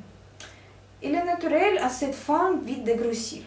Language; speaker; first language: French; non-native, learner; Russian